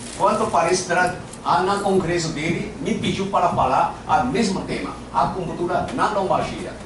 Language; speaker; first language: Portuguese; non-native, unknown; Chinese